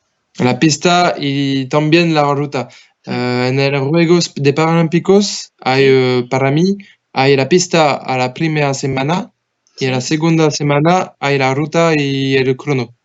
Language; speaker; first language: Spanish; non-native, learner; French